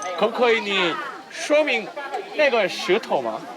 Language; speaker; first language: Chinese; non-native, learner; Korean